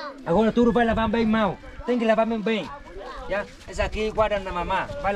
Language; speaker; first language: Portuguese; non-native, learner; Vietnamese